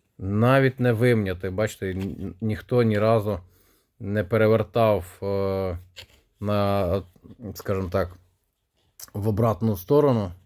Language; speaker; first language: Ukrainian; non-native, local second language; Russian